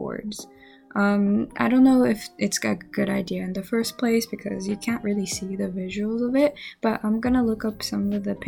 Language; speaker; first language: English; non-native, fluent; Japanese